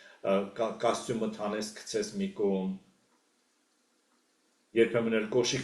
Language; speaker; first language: Armenian; native; Armenian